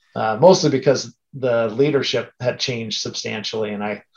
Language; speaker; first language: English; native; English